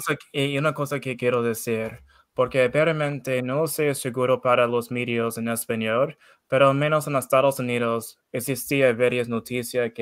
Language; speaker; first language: Spanish; non-native, learner; English